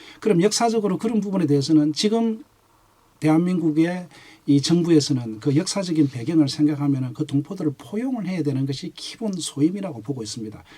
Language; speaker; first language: Korean; native; Korean